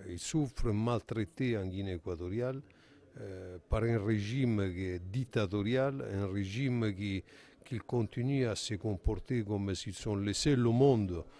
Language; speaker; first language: French; non-native, fluent; Italian